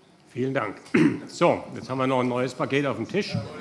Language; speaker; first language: German; native; German